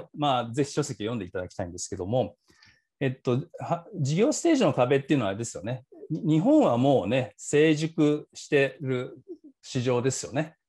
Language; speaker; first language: Japanese; native; Japanese